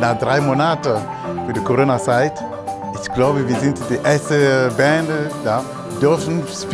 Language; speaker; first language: German; non-native, learner; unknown